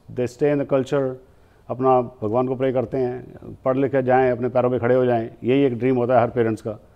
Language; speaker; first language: Hindi; native; Hindi